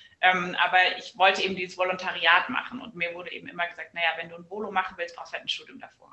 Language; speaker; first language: German; native; German